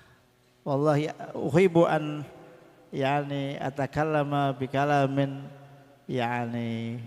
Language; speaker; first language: Arabic; non-native, fluent; Indonesian